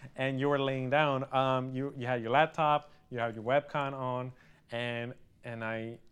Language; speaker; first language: English; early bilingual, other home language; Spanish